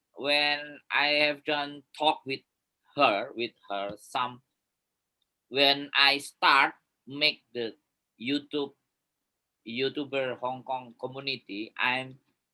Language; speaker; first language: English; non-native, learner; Indonesian